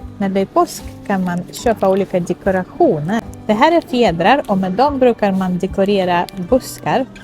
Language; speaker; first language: Swedish; non-native, fluent; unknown